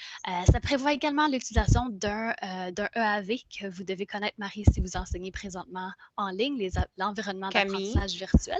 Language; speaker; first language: French; native; French